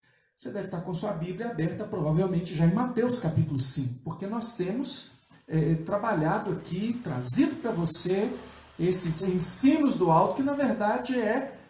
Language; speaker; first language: Portuguese; native; Portuguese